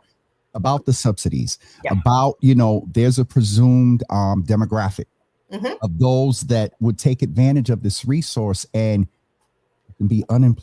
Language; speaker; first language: English; native; English